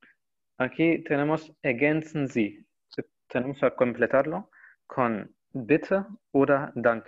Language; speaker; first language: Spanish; non-native, learner; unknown